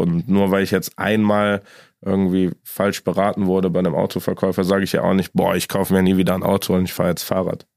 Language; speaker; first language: German; native; German